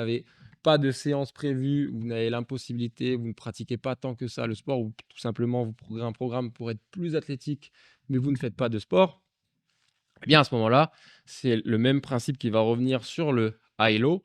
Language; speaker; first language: French; native; French